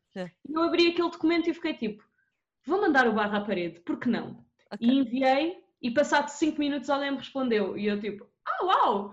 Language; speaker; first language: Portuguese; early bilingual, other home language; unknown